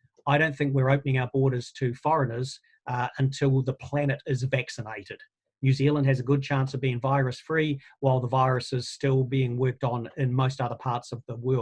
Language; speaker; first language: English; native; English